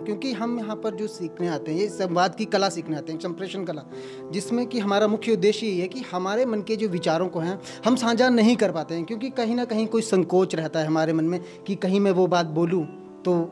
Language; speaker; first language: Hindi; native; Hindi